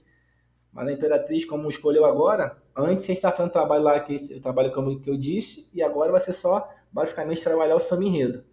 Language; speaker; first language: Portuguese; native; Portuguese